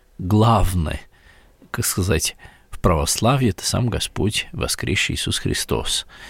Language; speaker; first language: Russian; non-native, fluent; Italian